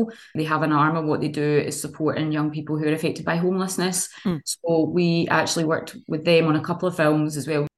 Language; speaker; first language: English; native; English